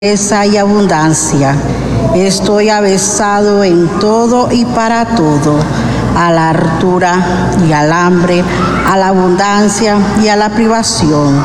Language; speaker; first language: Spanish; native; Spanish